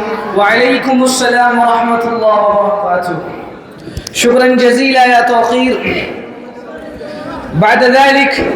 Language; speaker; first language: Arabic; non-native, learner; Urdu